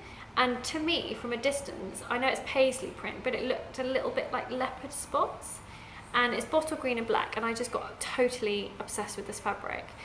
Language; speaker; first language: English; native; English